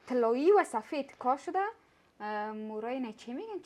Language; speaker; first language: Persian; native; Persian